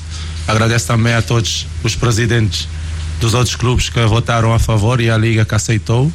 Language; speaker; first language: Portuguese; non-native, local second language; Kabuverdianu